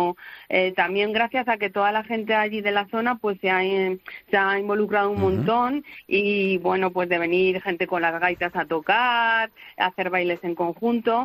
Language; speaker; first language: Spanish; native; Spanish